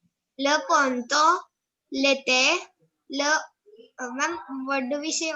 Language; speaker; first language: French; non-native, learner; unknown